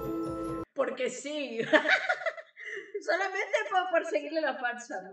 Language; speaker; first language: Spanish; native; Spanish